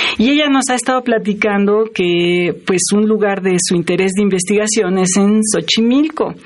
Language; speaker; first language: Spanish; native; Spanish